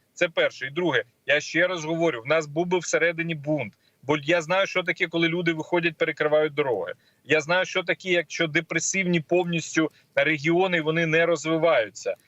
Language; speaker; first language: Ukrainian; non-native, local second language; Russian